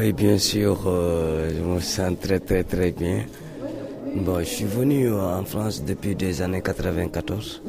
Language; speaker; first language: French; non-native, local second language; Mandingo